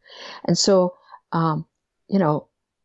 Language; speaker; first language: English; non-native, fluent; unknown